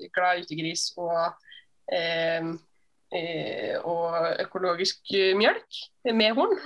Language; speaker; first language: Norwegian; native; Norwegian